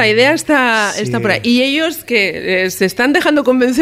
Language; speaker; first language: Spanish; native; Spanish